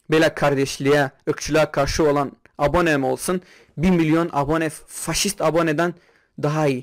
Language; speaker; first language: Turkish; non-native, local second language; Kurdish